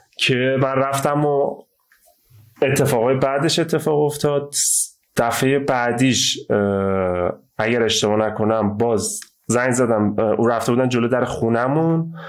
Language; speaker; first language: Persian; native; Persian